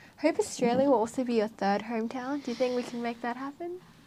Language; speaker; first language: English; native; English